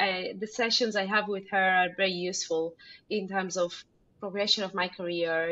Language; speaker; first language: English; non-native, fluent; Spanish